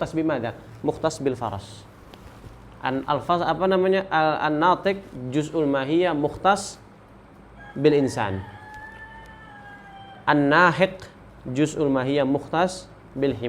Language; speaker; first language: Arabic; non-native, fluent; Indonesian